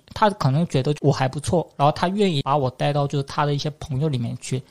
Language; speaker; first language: Chinese; non-native, fluent; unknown